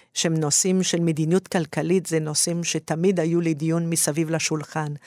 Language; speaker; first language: Hebrew; non-native, fluent; French